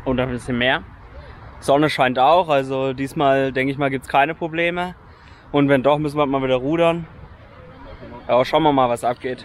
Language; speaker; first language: German; native; German